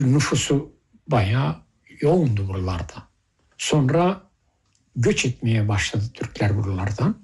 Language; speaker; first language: Turkish; early bilingual, heritage; Turkish